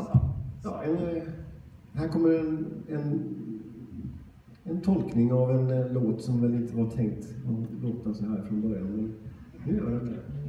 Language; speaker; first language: Swedish; native; Swedish